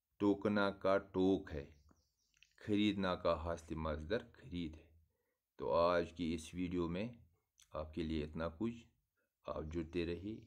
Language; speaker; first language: Urdu; non-native, local second language; Kashmiri